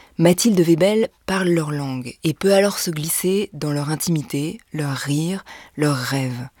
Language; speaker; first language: French; native; French